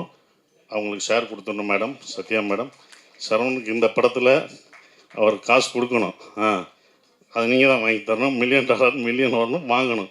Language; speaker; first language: Tamil; native; Tamil